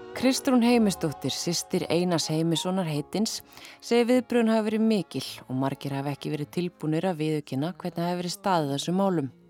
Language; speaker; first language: Icelandic; native; Icelandic